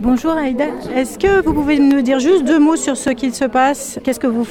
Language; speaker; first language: French; native; French